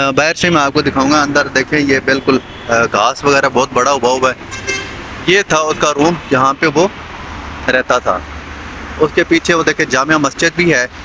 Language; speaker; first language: Urdu; non-native, local second language; Punjabi